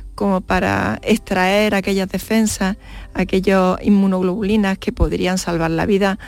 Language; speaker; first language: Spanish; native; Spanish